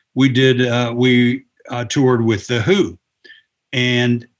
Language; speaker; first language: English; native; English